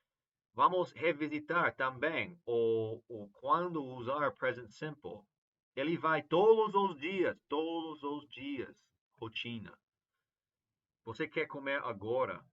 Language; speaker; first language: Portuguese; non-native, fluent; English